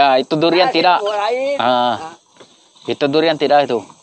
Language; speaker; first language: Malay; non-native, fluent; Filipino